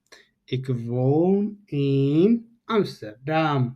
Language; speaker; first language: Dutch; non-native, learner; Tigrinya